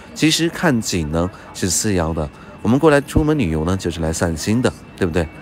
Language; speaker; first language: Chinese; native; Chinese